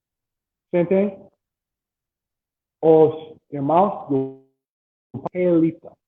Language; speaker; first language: Portuguese; non-native, learner; English